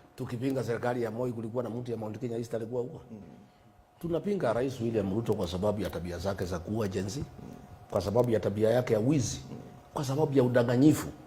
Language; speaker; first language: Swahili; non-native, local second language; Kikuyu